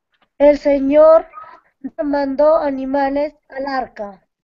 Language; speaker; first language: Spanish; non-native, local second language; Aymara